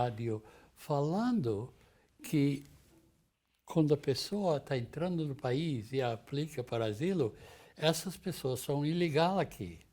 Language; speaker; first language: Portuguese; non-native, fluent; English